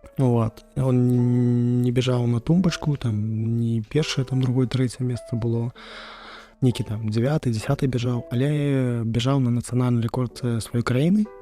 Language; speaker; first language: Belarusian; non-native, local second language; Russian